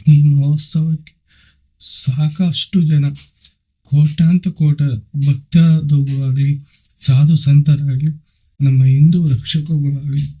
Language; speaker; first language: Kannada; non-native, local second language; Telugu